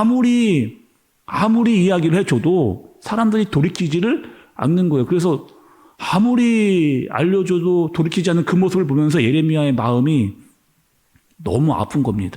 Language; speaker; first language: Korean; native; Korean